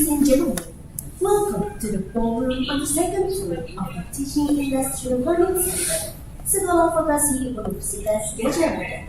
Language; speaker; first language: English; non-native, fluent; Indonesian